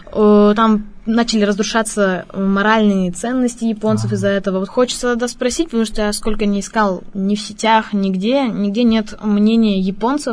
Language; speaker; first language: Russian; native; Russian